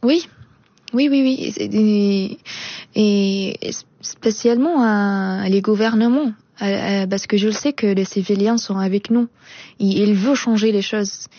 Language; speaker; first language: French; non-native, fluent; Arabic